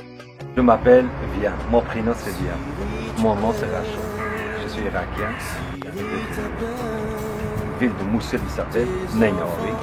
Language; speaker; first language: French; non-native, learner; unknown